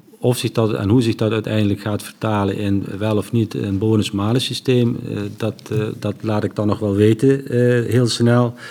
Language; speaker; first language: Dutch; native; Dutch